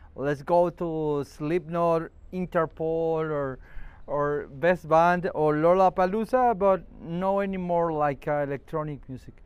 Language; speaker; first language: English; non-native, learner; Spanish